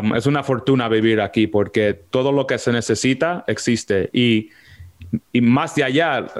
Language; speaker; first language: Spanish; early bilingual, heritage; Spanish